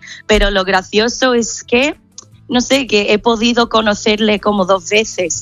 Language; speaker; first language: Spanish; non-native, fluent; English